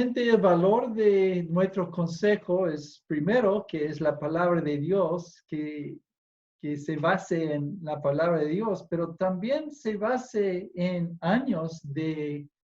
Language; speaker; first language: Spanish; non-native, fluent; English